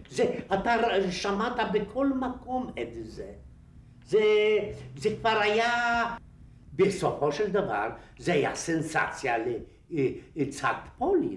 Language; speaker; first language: Hebrew; non-native, fluent; Polish